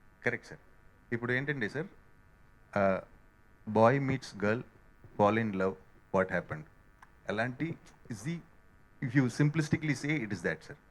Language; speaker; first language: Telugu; non-native, learner; Hindi